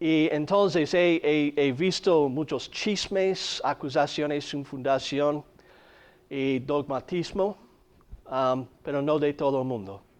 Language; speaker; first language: Spanish; non-native, fluent; English